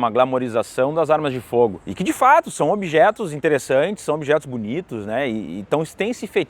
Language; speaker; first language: Portuguese; native; Portuguese